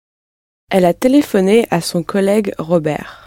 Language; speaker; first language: French; non-native, learner; English